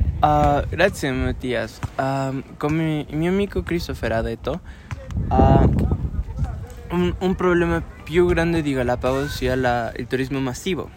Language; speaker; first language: Italian; non-native, learner; Spanish